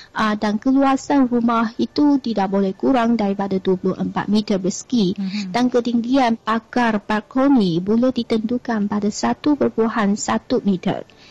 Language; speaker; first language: Malay; non-native, fluent; Chinese